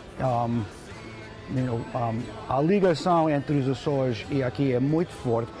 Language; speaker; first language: Portuguese; non-native, learner; English